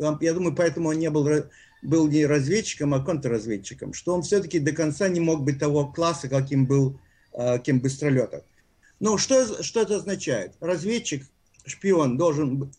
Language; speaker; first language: Russian; native; Russian